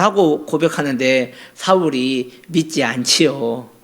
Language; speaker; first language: Korean; native; Korean